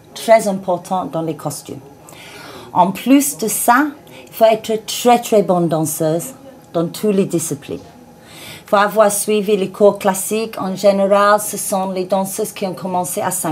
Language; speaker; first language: French; non-native, fluent; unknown